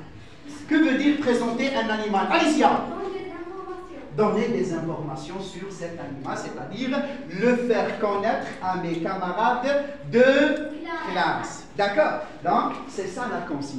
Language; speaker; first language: French; non-native, fluent; Arabic